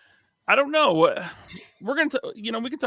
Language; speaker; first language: English; native; English